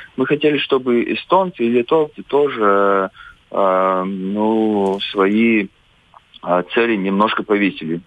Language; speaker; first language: Russian; non-native, local second language; Latvian